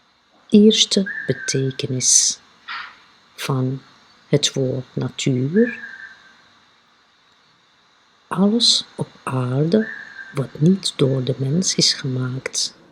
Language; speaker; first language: Dutch; non-native, fluent; Arabic